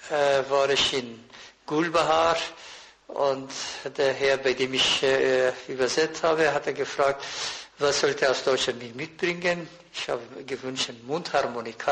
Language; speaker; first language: German; non-native, fluent; Persian